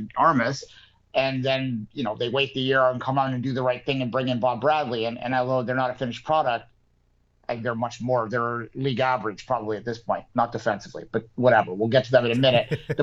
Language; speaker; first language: English; native; English